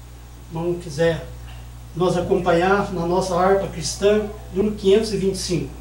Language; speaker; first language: Portuguese; native; Portuguese